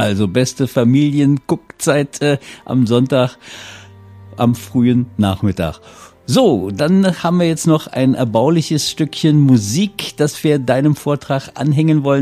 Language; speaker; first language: German; native; German